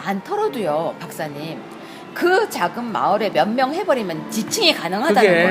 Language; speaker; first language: Korean; native; Korean